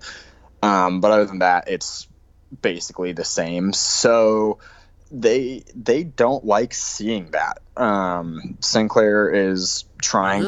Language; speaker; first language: English; native; English